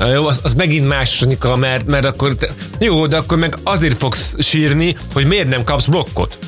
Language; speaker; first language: Hungarian; native; Hungarian